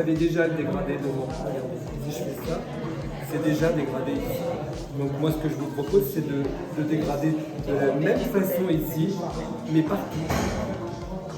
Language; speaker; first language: French; native; French